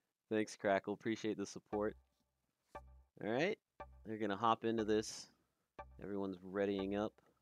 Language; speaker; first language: English; native; English